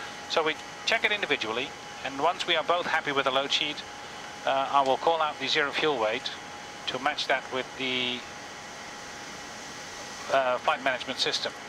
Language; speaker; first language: English; non-native, fluent; Dutch